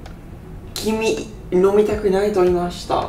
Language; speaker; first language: Japanese; non-native, learner; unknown